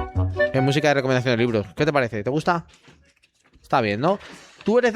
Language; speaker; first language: Spanish; native; Spanish